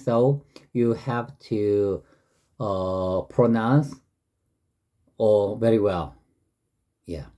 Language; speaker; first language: English; non-native, learner; Korean